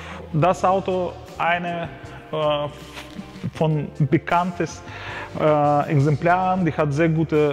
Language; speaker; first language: German; non-native, fluent; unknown